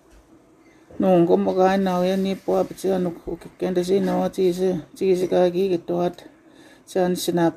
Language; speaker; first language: English; non-native, local second language; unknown